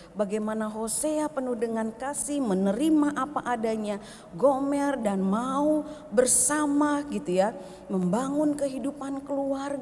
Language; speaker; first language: Indonesian; native; Indonesian